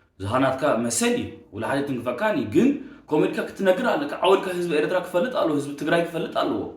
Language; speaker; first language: Tigrinya; early bilingual, heritage; Tigrinya